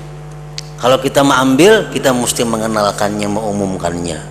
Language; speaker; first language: Indonesian; non-native, local second language; Banjar